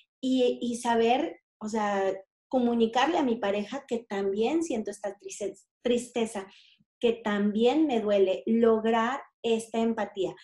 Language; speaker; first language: Spanish; native; Spanish